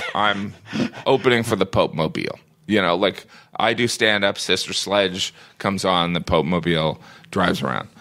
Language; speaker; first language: English; native; English